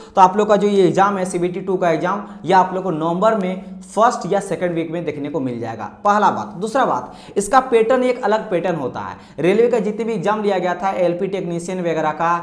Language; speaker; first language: Hindi; non-native, local second language; Marathi